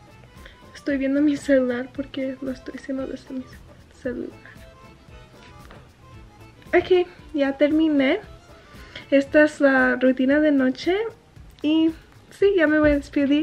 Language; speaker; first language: Spanish; early bilingual, heritage; Spanish